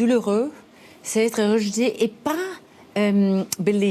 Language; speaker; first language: French; non-native, fluent; English